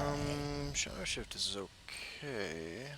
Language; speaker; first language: English; native; English